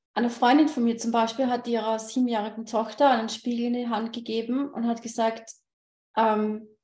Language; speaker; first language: German; native; German